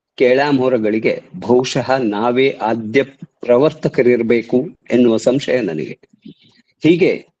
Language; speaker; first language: Kannada; non-native, local second language; Marathi